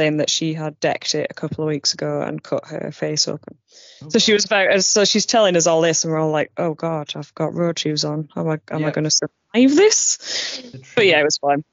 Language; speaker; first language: English; native; English